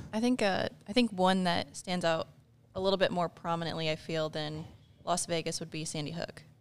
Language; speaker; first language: English; native; English